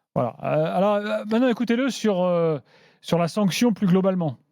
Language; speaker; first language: French; native; French